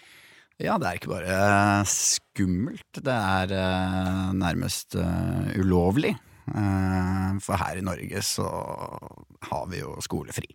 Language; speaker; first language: Norwegian; native; Norwegian